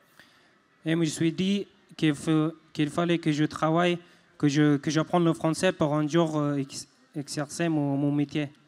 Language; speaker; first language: French; non-native, fluent; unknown